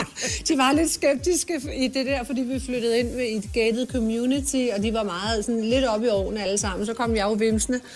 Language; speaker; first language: Danish; native; Danish